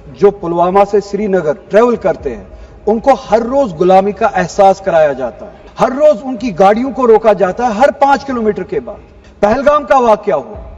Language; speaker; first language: Urdu; non-native, local second language; Kashmiri